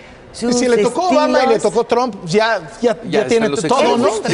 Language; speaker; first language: Spanish; native; Spanish